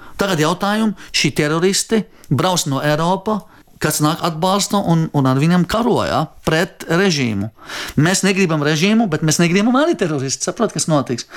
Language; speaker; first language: Latvian; non-native, fluent; Arabic